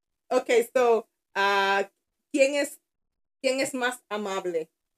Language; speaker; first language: Spanish; early bilingual, heritage; Spanish